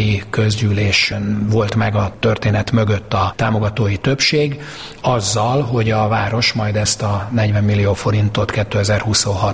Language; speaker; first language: Hungarian; native; Hungarian